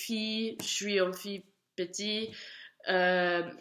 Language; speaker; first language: French; non-native, learner; English